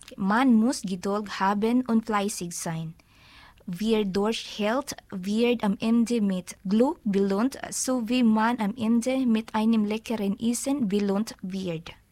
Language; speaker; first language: German; non-native, learner; Filipino